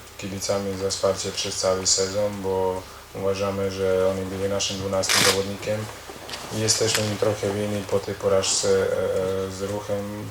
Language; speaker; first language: Polish; non-native, learner; Croatian